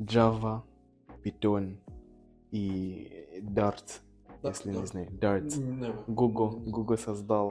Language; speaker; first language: Russian; non-native, learner; Nyanja